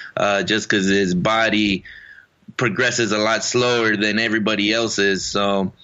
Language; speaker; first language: English; native; English